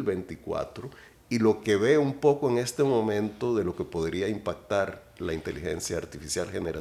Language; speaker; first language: Spanish; native; Spanish